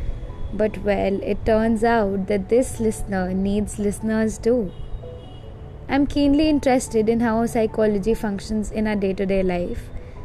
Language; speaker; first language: English; non-native, local second language; Hindi